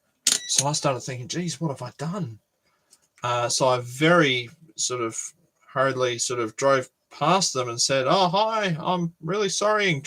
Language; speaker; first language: English; native; English